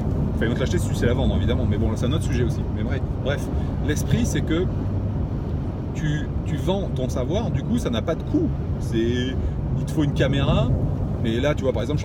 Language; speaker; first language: French; native; French